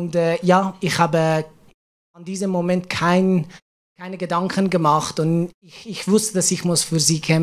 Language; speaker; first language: German; non-native, learner; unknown